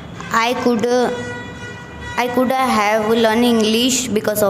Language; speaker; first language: English; non-native, learner; Hindi